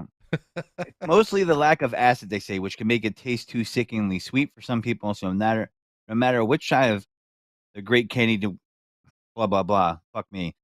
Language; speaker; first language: English; native; English